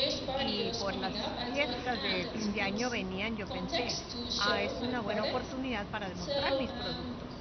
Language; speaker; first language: Spanish; non-native, fluent; Dutch